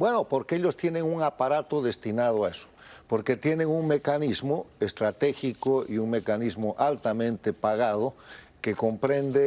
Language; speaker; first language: Spanish; native; Spanish